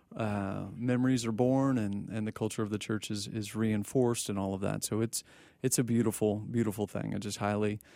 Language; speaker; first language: English; native; English